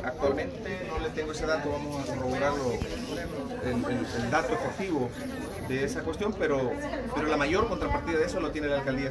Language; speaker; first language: Spanish; native; Spanish